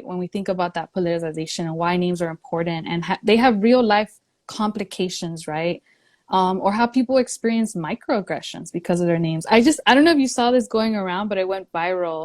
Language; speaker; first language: English; early bilingual, other home language; Spanish